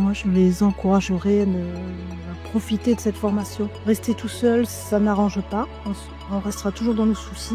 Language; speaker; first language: French; native; French